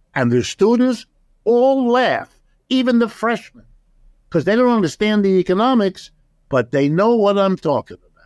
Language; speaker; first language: English; early bilingual, other home language; German